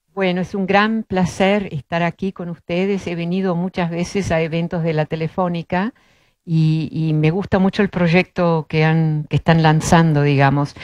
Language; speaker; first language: Spanish; early bilingual, other home language; Dutch